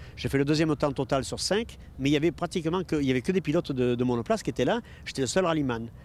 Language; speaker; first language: French; native; French